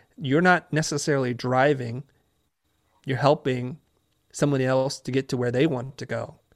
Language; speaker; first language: English; early bilingual, other home language; Vietnamese